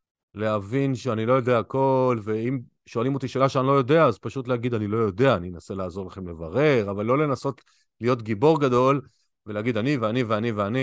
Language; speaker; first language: Hebrew; native; Hebrew